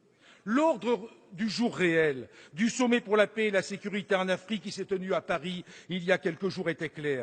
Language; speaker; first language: French; native; French